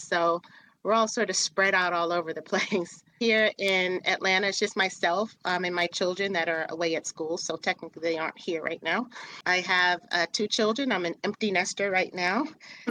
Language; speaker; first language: English; native; English